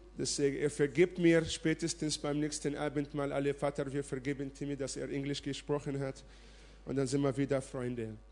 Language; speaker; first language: German; non-native, fluent; Arabic